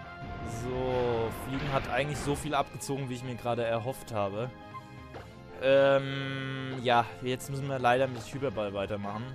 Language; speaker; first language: German; native; German